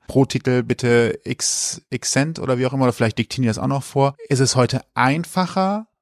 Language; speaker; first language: German; native; German